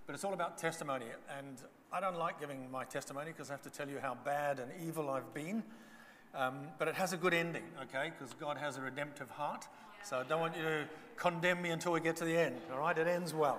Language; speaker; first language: English; non-native, local second language; Bemba